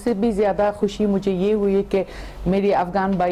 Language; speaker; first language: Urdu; non-native, fluent; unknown